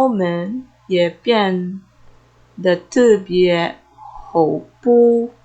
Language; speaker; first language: Chinese; non-native, learner; Filipino